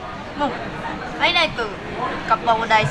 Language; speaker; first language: English; non-native, learner; Japanese